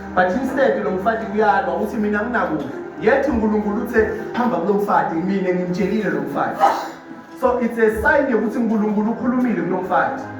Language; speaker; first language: Zulu; non-native, local second language; Swati